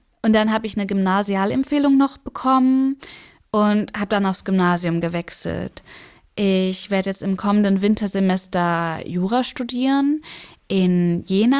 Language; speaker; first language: German; early bilingual, other home language; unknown